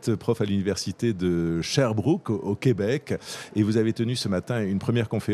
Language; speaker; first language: French; native; French